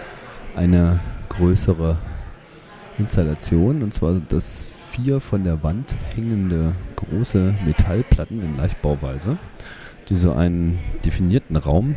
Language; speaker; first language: German; native; German